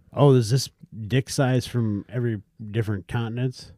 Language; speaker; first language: English; native; English